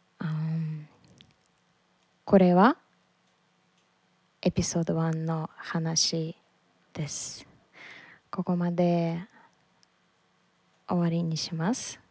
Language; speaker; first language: Japanese; non-native, learner; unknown